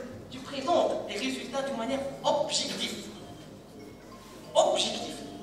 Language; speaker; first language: French; non-native, local second language; Arabic